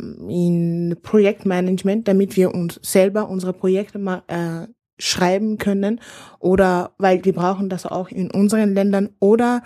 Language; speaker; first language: German; non-native, fluent; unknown